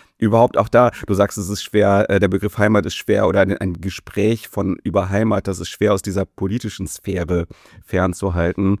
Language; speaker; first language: German; native; German